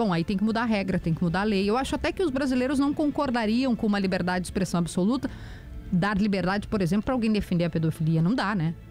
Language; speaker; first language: Portuguese; native; Portuguese